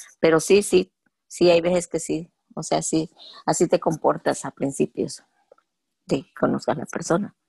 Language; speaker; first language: Spanish; native; Spanish